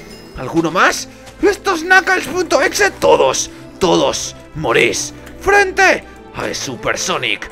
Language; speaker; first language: Spanish; native; Spanish